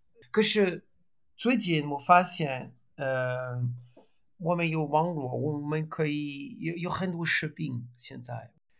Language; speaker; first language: Chinese; non-native, learner; French